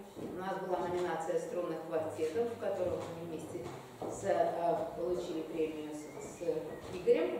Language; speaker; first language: Russian; native; Russian